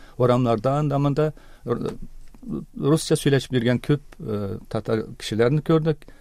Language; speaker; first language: Tatar; early bilingual, heritage; Tatar